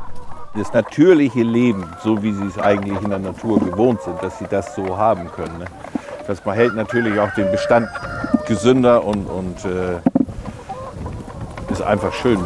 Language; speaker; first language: German; native; German